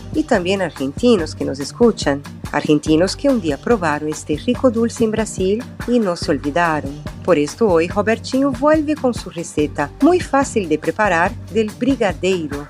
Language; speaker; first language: Spanish; non-native, fluent; Portuguese